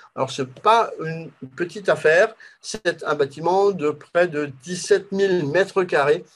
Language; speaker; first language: French; native; French